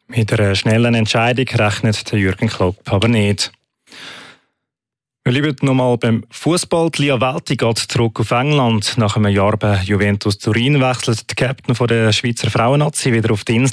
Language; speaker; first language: German; native; German